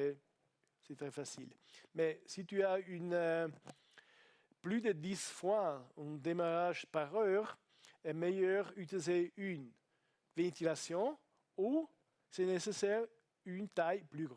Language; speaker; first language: French; non-native, learner; Italian